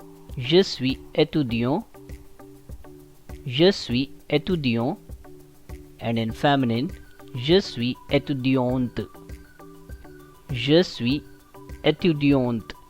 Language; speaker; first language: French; non-native, fluent; Hindi